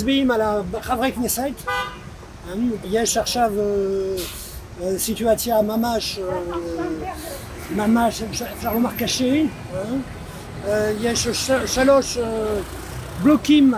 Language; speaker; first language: Hebrew; non-native, learner; French